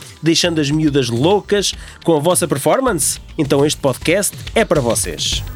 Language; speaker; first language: Portuguese; native; Portuguese